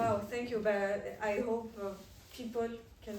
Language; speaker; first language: English; non-native, fluent; French